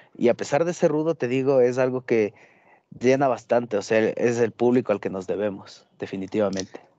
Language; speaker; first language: Spanish; native; Spanish